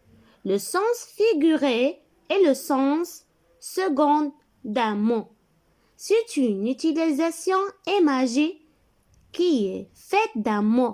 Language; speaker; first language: French; non-native, local second language; Arabic